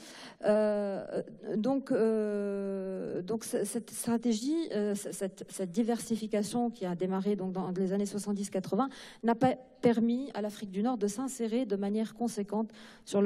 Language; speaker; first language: French; non-native, local second language; Arabic